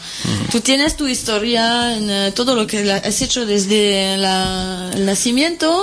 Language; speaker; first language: Spanish; non-native, fluent; French